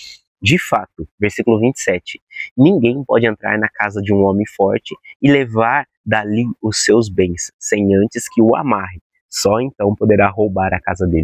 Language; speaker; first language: Portuguese; native; Portuguese